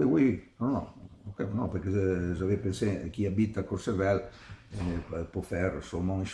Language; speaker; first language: French; non-native, learner; Italian